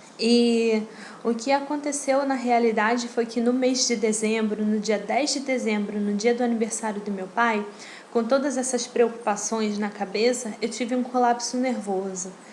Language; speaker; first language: Portuguese; native; Portuguese